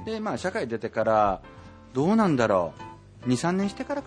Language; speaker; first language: Japanese; native; Japanese